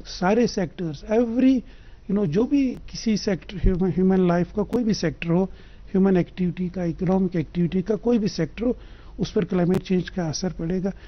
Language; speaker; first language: Hindi; non-native, local second language; Kashmiri